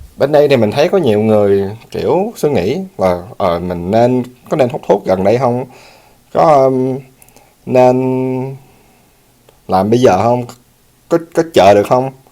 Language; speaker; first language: Vietnamese; early bilingual, heritage; Vietnamese